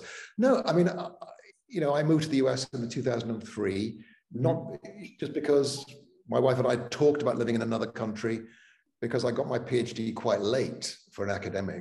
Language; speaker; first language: English; non-native, local second language; Welsh